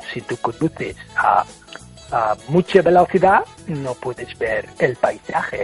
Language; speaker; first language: Spanish; non-native, fluent; English